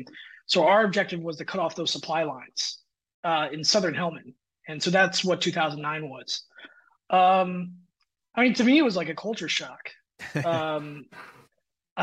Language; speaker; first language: English; native; English